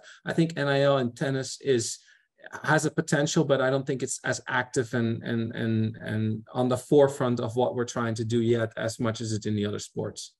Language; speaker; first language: English; non-native, fluent; Dutch